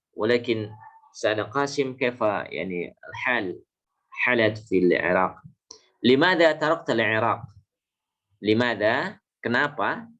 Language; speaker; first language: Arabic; non-native, fluent; Indonesian